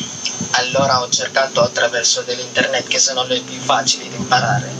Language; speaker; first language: Italian; non-native, learner; Filipino